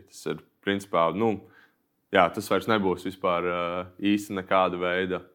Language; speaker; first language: Latvian; native; Latvian